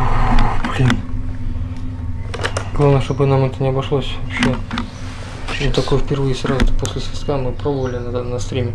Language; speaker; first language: Russian; native; Russian